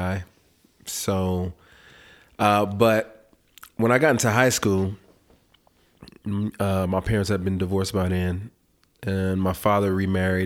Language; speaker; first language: English; native; English